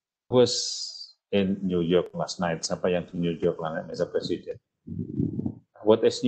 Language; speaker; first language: English; non-native, fluent; Indonesian